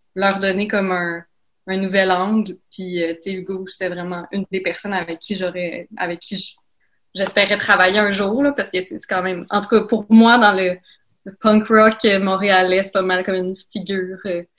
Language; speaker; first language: French; native; French